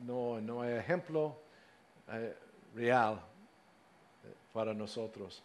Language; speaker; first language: Spanish; non-native, fluent; English